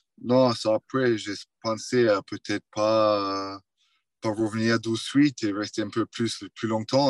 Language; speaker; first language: French; non-native, fluent; English